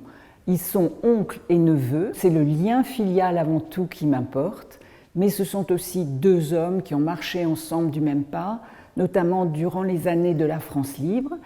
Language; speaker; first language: French; native; French